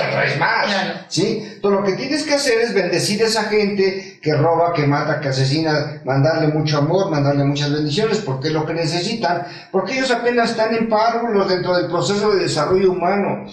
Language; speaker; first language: Spanish; native; Spanish